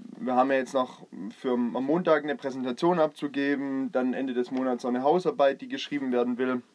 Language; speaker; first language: German; native; German